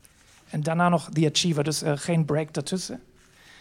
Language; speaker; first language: Dutch; non-native, fluent; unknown